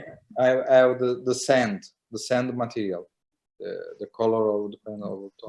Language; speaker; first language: English; non-native, learner; Italian